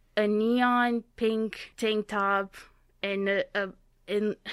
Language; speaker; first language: English; non-native, fluent; Portuguese